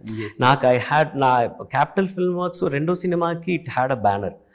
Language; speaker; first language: Telugu; early bilingual, heritage; Telugu